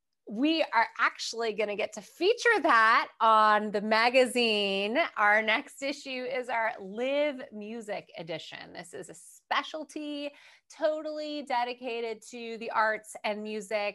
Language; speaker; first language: English; native; English